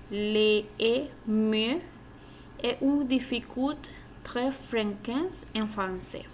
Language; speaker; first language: French; non-native, learner; Spanish